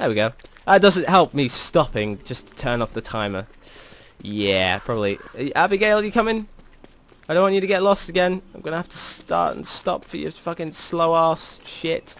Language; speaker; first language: English; native; English